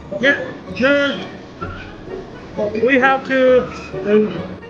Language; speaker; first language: English; non-native, learner; Chinese